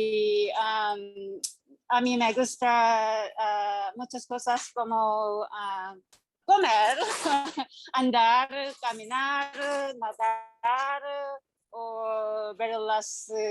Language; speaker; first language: Spanish; non-native, learner; English